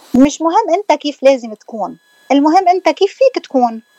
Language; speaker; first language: Arabic; native; Arabic